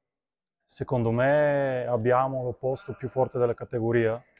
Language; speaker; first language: Italian; non-native, fluent; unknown